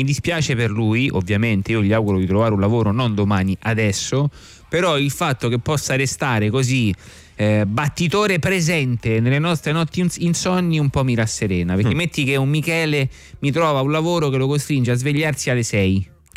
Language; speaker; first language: Italian; native; Italian